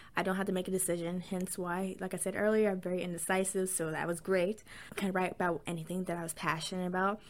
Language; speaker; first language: English; native; English